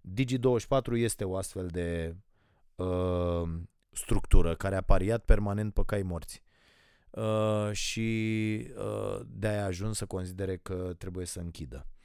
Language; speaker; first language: Romanian; native; Romanian